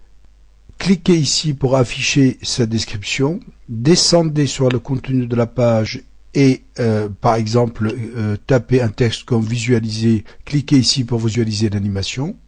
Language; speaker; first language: French; native; French